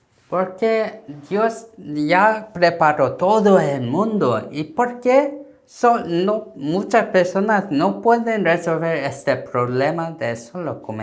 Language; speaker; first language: Spanish; non-native, learner; Korean